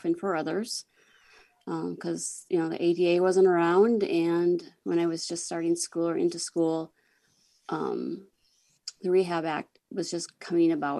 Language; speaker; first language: English; native; English